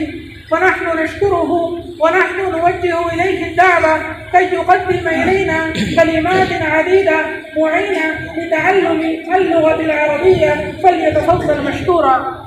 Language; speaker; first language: Arabic; non-native, learner; Urdu